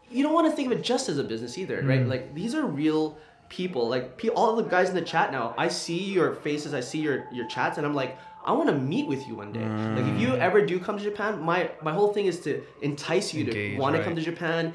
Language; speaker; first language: English; native; English